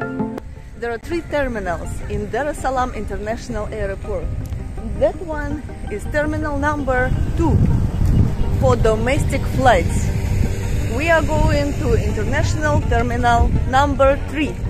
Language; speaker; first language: English; non-native, fluent; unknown